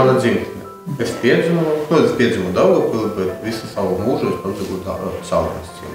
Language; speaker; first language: Latvian; non-native, local second language; Russian